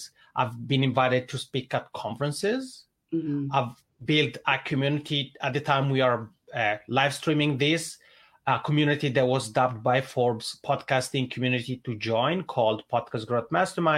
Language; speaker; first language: English; non-native, fluent; Italian